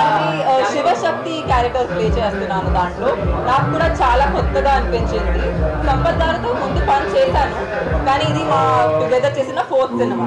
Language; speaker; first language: Telugu; non-native, fluent; Hindi